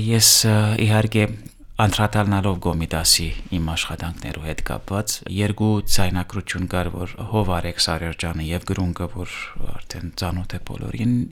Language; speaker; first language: Armenian; early bilingual, heritage; Armenian